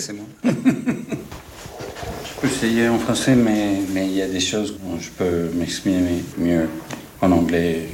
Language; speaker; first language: French; non-native, fluent; English